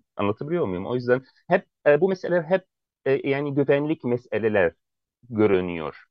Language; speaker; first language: Turkish; non-native, fluent; Arabic